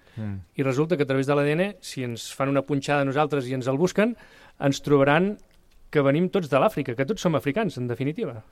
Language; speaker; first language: Catalan; native; Catalan